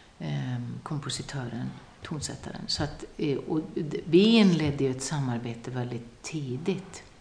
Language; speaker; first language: Swedish; non-native, local second language; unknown